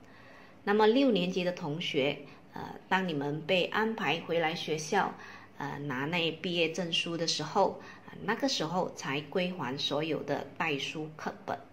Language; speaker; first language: Chinese; native; Chinese